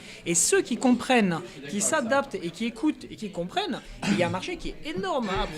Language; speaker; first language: French; native; French